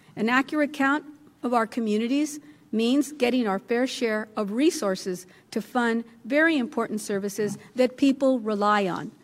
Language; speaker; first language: English; early bilingual, other home language; Spanish